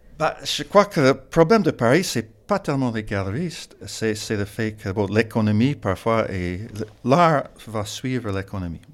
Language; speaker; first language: French; non-native, fluent; English